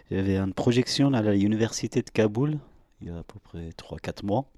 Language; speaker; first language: French; non-native, learner; Persian